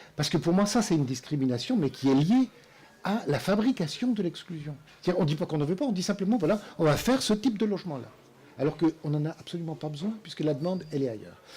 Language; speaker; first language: French; native; French